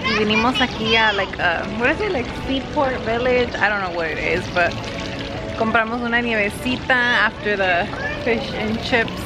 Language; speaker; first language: English; early bilingual, other home language; Spanish